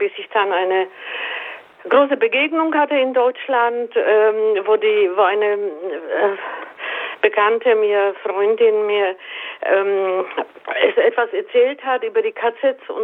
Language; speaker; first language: German; native; German